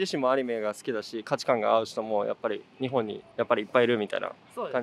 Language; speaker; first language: Japanese; native; Japanese